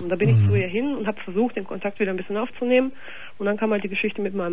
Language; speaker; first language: German; native; German